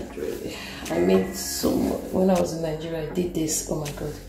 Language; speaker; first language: English; non-native, local second language; Igbo